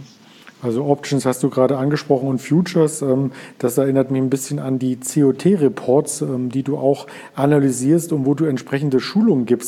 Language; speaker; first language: German; native; German